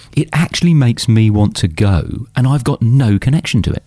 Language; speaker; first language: English; native; English